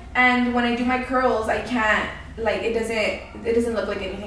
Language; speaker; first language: English; early bilingual, other home language; Spanish